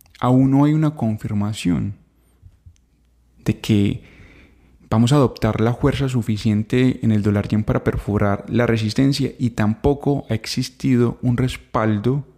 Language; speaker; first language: Spanish; native; Spanish